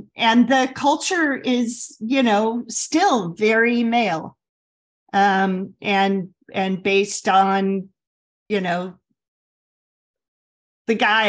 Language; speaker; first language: English; native; English